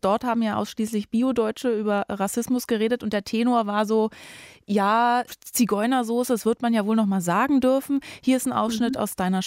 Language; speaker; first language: German; native; German